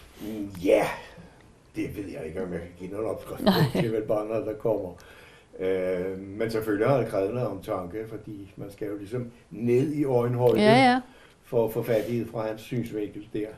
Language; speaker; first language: Danish; native; Danish